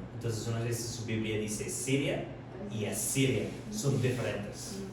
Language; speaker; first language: Spanish; non-native, learner; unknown